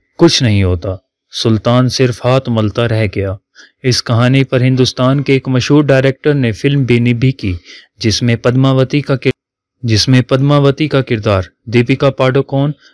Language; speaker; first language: Urdu; native; Urdu